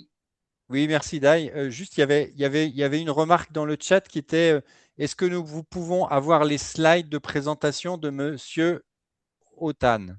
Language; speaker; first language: French; native; French